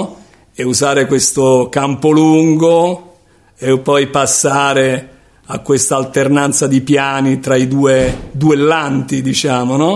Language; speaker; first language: Italian; native; Italian